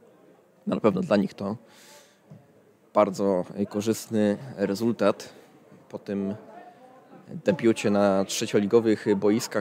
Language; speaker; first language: Polish; native; Polish